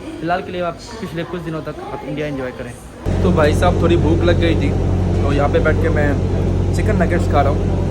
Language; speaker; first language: Hindi; native; Hindi